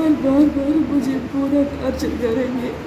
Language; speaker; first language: Hindi; non-native, local second language; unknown